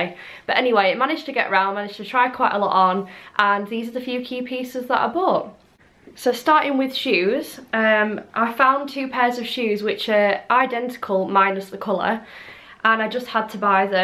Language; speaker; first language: English; native; English